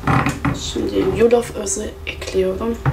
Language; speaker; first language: Turkish; non-native, fluent; German